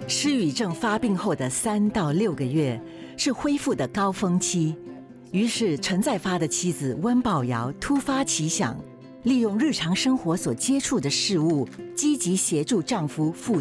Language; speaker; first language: Chinese; native; Chinese